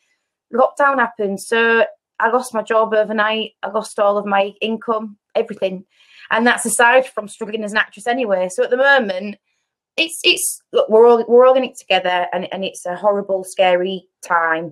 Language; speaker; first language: English; native; English